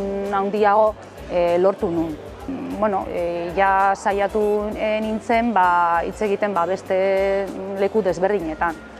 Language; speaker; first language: Basque; non-native, fluent; Spanish